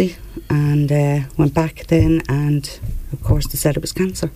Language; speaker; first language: English; native; English